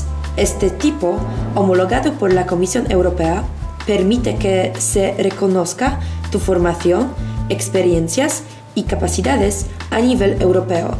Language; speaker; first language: Spanish; non-native, fluent; Polish